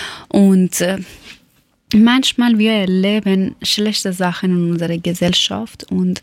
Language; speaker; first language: German; non-native, learner; Persian